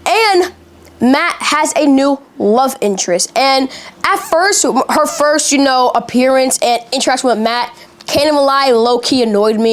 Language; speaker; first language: English; native; English